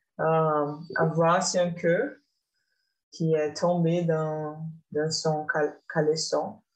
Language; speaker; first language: French; non-native, learner; Portuguese